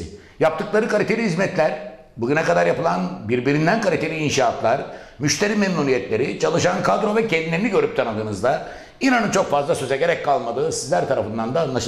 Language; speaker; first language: Turkish; native; Turkish